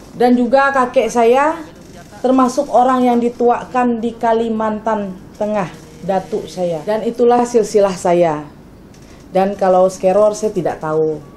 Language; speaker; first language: Indonesian; non-native, local second language; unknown